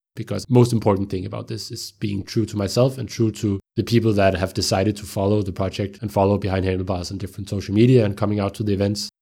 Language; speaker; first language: English; non-native, fluent; Danish